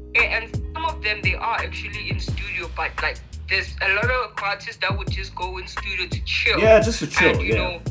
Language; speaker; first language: English; non-native, local second language; Zulu